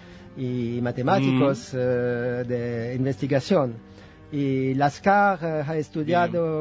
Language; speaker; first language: Spanish; non-native, fluent; French